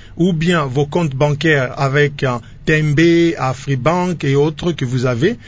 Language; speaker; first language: French; non-native, local second language; Lingala